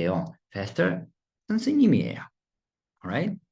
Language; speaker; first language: Korean; non-native, fluent; Russian